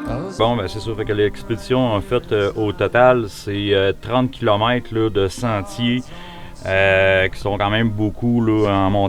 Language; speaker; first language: French; native; French